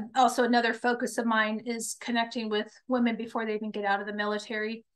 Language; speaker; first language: English; native; English